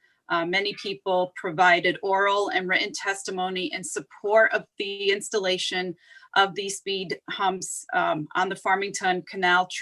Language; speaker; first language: English; native; English